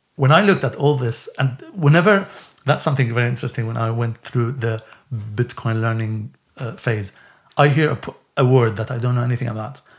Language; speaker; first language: English; non-native, fluent; Arabic